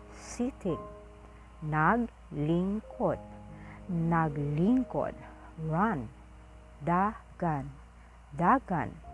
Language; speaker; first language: Cebuano; native; Cebuano